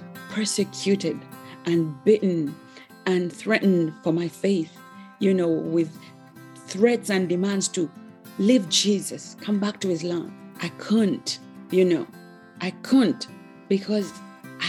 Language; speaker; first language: English; non-native, local second language; Ganda